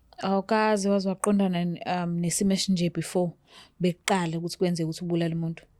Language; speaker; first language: Zulu; native; Zulu